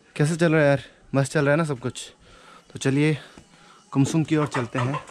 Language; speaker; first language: Hindi; non-native, local second language; Adi